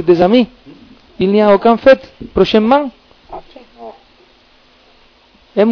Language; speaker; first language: French; non-native, fluent; Spanish